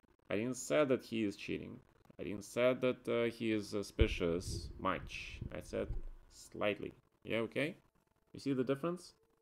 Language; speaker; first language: English; non-native, fluent; Russian